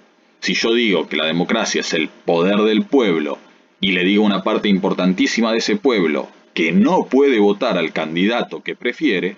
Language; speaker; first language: Spanish; native; Spanish